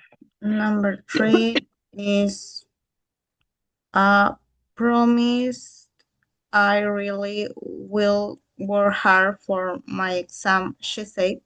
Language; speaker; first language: English; non-native, learner; Spanish